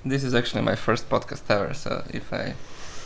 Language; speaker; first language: English; non-native, fluent; Croatian